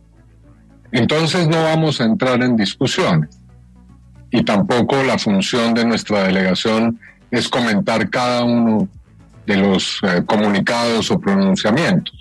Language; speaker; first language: Spanish; native; Spanish